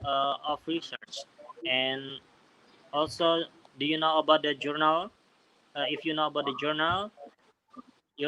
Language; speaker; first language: English; non-native, learner; Indonesian